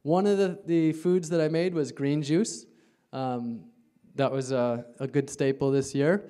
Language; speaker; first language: English; native; English